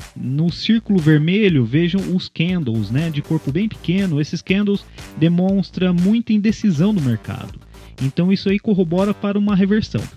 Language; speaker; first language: Portuguese; native; Portuguese